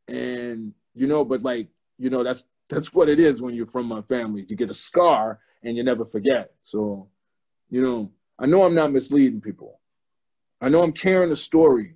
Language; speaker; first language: English; native; English